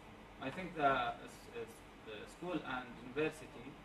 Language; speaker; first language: English; non-native, learner; Arabic